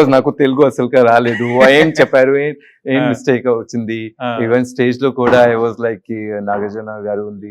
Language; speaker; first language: Telugu; non-native, learner; Hindi